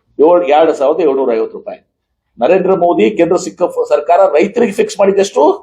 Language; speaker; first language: Kannada; native; Kannada